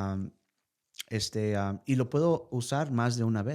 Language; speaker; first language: Spanish; early bilingual, heritage; Spanish